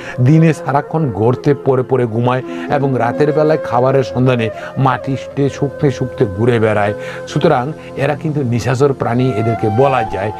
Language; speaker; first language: Bangla; non-native, local second language; Kok Borok